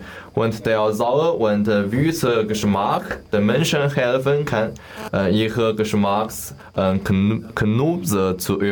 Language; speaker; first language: German; non-native, learner; Chinese